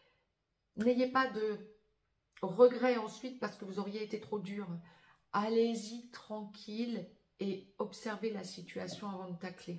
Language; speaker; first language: French; native; French